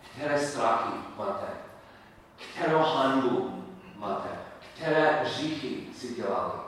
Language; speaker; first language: Czech; non-native, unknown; English